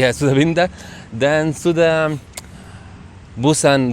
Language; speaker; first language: Indonesian; non-native, learner; Arabic